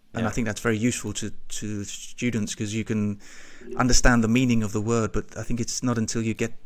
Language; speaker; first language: English; native; English